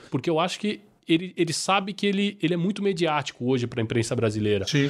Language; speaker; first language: Portuguese; native; Portuguese